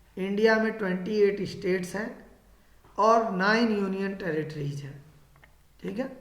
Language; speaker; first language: Hindi; native; Hindi